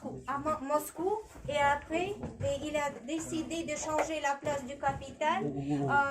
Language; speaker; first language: French; non-native, learner; Russian